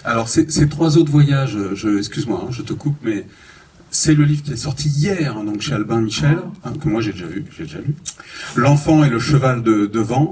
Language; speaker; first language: French; native; French